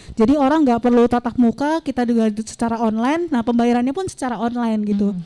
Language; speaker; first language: Indonesian; native; Indonesian